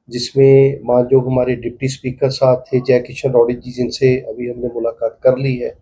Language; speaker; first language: Hindi; non-native, local second language; Punjabi